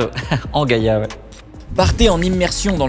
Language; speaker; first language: French; native; French